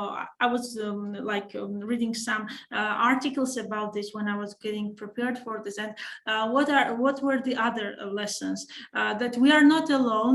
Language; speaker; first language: English; non-native, fluent; Georgian